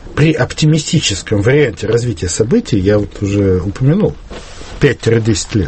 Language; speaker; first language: Russian; native; Russian